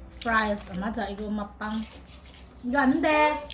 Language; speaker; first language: Korean; non-native, learner; Filipino